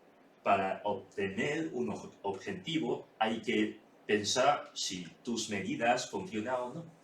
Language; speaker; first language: Spanish; non-native, fluent; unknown